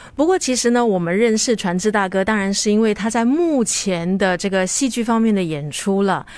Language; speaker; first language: Chinese; native; Chinese